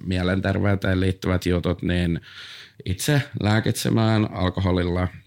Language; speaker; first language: Finnish; native; Finnish